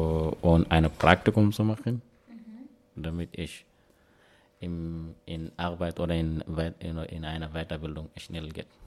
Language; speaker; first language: German; non-native, learner; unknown